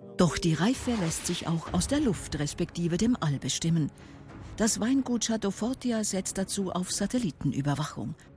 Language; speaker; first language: German; native; German